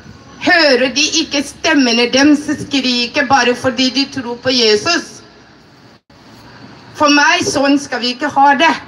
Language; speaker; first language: Norwegian; non-native, fluent; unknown